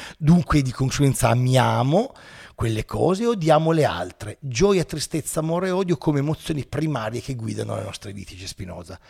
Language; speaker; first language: Italian; native; Italian